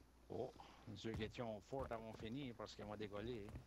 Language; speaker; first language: French; native; French